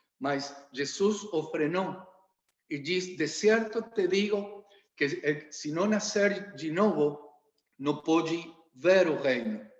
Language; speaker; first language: Portuguese; non-native, learner; Spanish